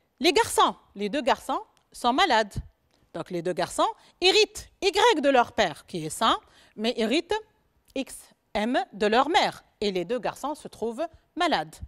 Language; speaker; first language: French; non-native, local second language; Arabic